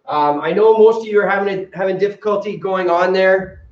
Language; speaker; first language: English; native; English